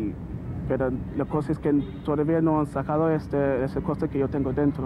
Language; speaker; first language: Spanish; non-native, learner; English